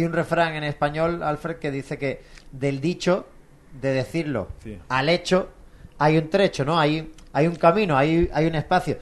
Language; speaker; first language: Spanish; native; Spanish